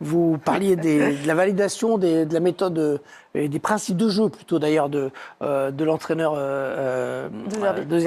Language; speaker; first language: French; native; French